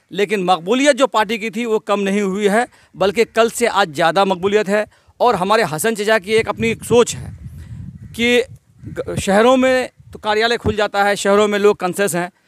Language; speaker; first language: Hindi; native; Hindi